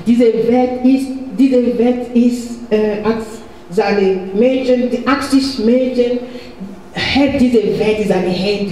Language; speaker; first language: German; non-native, learner; French